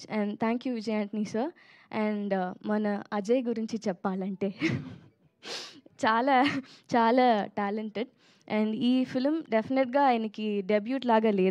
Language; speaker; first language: Telugu; non-native, local second language; Tamil